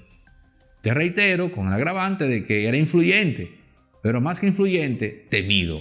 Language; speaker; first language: Spanish; native; Spanish